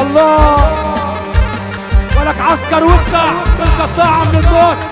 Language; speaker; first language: Arabic; native; Arabic